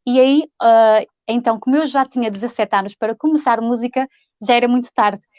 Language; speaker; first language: Portuguese; native; Portuguese